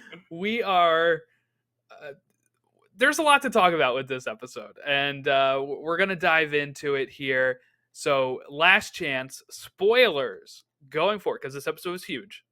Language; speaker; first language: English; native; English